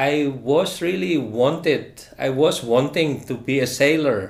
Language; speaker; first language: English; non-native, fluent; Indonesian